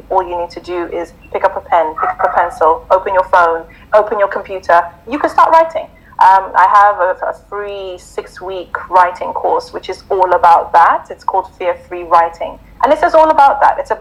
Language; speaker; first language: English; native; English